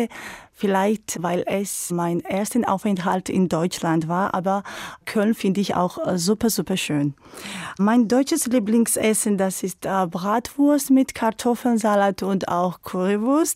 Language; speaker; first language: German; non-native, fluent; Georgian